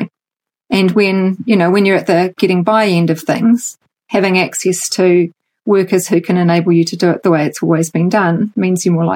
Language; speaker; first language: English; native; English